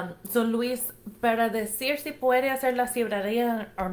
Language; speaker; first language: Spanish; non-native, fluent; English